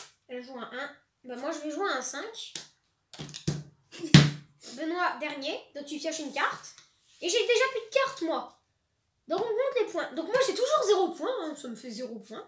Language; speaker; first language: French; native; French